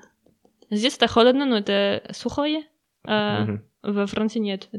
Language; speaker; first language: Russian; non-native, learner; French